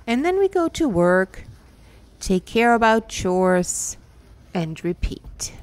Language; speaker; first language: English; non-native, fluent; German